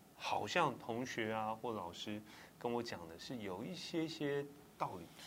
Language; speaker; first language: Chinese; native; Chinese